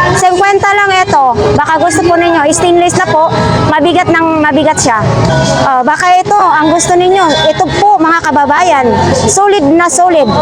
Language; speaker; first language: Filipino; non-native, local second language; Cebuano